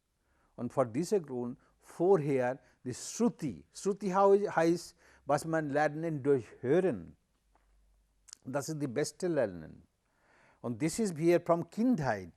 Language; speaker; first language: German; non-native, learner; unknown